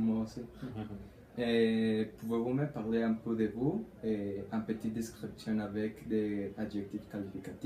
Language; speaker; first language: French; non-native, learner; Spanish